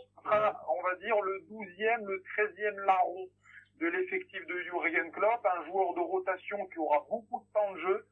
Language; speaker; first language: French; native; French